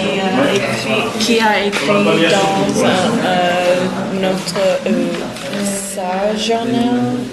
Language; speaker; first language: French; non-native, learner; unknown